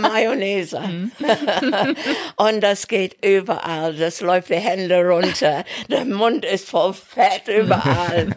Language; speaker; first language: German; non-native, fluent; English